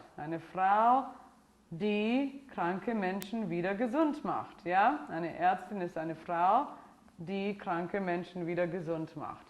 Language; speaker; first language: German; non-native, fluent; English